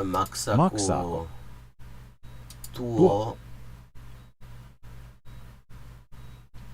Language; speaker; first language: Finnish; non-native, learner; English